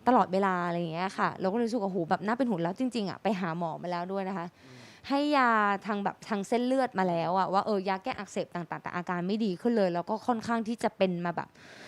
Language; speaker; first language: Thai; native; Thai